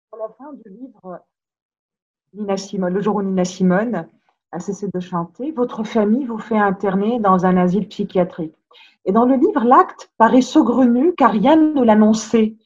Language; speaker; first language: French; non-native, local second language; Arabic